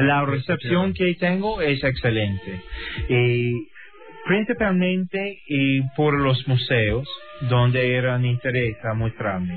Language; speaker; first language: Spanish; non-native, learner; English